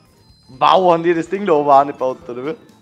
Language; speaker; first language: German; native; German